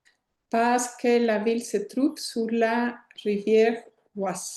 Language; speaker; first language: French; non-native, learner; Spanish